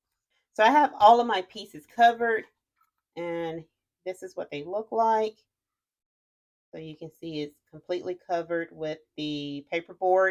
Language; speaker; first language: English; native; English